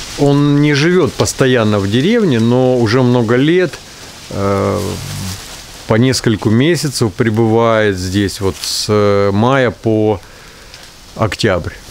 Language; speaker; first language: Russian; native; Russian